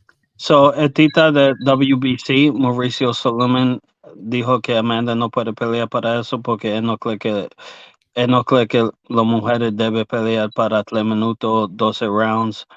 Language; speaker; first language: Spanish; early bilingual, heritage; English